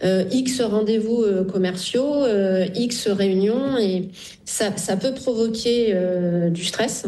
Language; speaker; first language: French; native; French